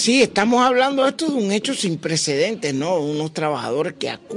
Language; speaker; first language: Spanish; native; Spanish